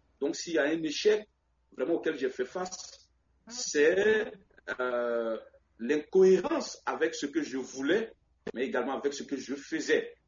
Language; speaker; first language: French; non-native, local second language; Baoulé